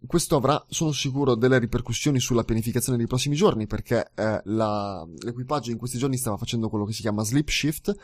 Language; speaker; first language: Italian; native; Italian